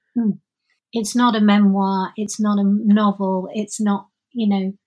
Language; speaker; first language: English; native; English